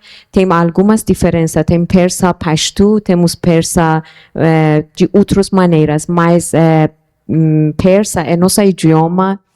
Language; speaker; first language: Portuguese; non-native, fluent; Persian